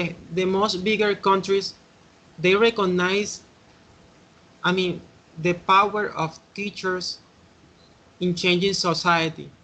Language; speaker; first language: English; non-native, fluent; Spanish